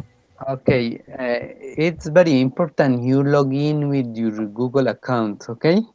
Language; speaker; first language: English; non-native, fluent; Spanish